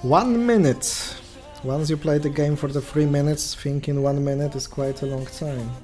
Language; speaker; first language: English; non-native, fluent; Polish